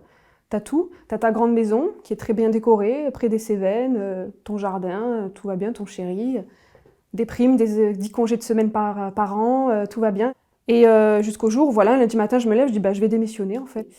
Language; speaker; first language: French; native; French